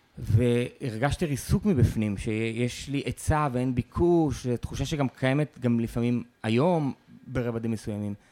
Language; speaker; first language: Hebrew; native; Hebrew